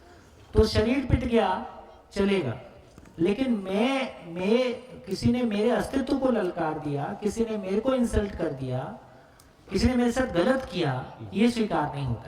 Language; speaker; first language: Hindi; native; Hindi